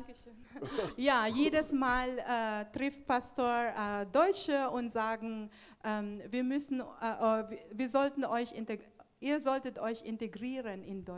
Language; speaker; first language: German; non-native, fluent; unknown